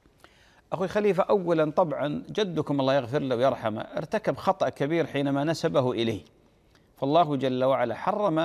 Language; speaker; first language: Arabic; native; Arabic